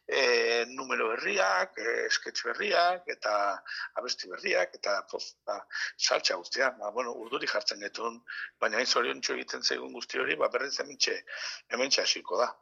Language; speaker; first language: Basque; native; Basque